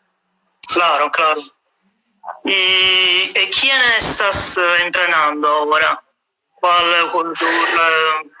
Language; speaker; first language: Spanish; non-native, fluent; Italian